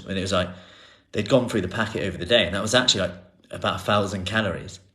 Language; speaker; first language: English; native; English